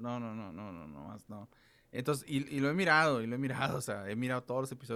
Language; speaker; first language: Spanish; native; Spanish